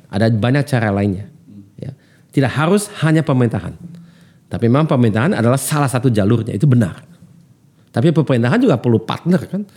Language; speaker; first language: Indonesian; early bilingual, heritage; German